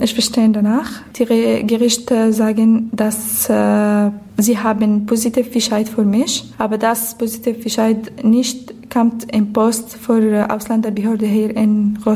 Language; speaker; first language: German; non-native, learner; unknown